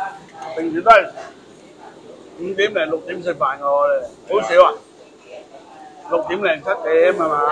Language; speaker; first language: Cantonese; native; Cantonese